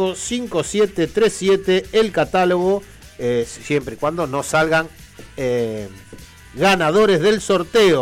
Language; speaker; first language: Spanish; native; Spanish